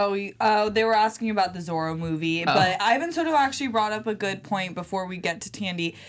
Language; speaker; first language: English; native; English